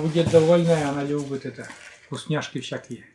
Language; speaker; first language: Russian; native; Russian